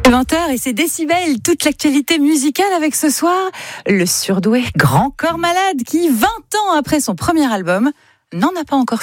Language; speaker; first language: French; native; French